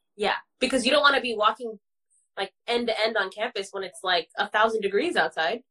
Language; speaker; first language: English; native; English